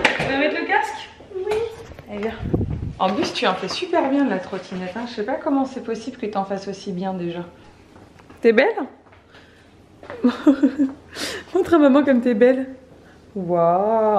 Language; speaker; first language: French; native; French